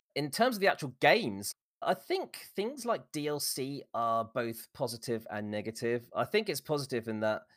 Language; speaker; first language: English; native; English